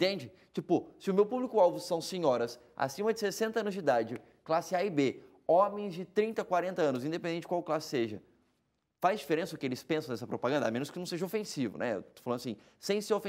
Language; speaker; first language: Portuguese; native; Portuguese